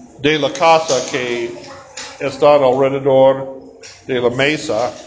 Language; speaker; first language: Spanish; non-native, learner; English